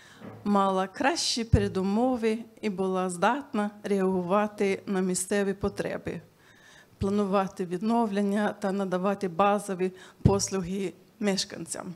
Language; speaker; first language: Ukrainian; non-native, fluent; Swedish